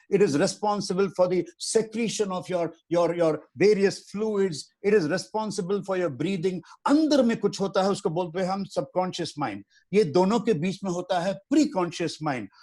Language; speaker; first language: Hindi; non-native, local second language; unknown